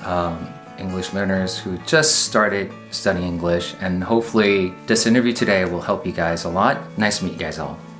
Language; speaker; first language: English; non-native, fluent; Korean